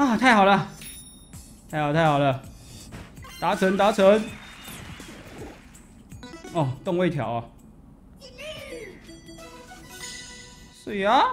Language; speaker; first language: Chinese; native; Chinese